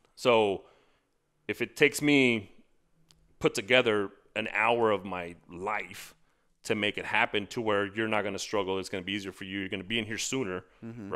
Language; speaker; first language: English; native; English